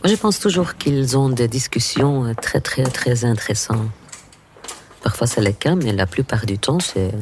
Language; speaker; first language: French; native; French